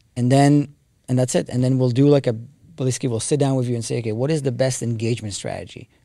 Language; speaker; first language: English; non-native, fluent; Hebrew